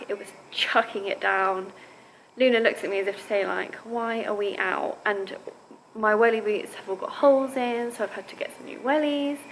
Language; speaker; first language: English; native; English